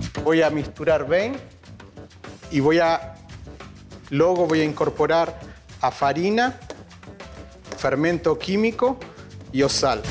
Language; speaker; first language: Portuguese; non-native, fluent; Spanish